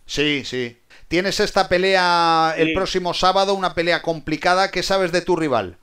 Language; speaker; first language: Spanish; native; Spanish